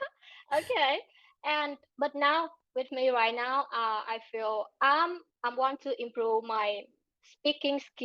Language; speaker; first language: English; non-native, learner; Vietnamese